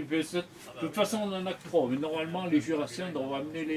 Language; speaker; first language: French; native; French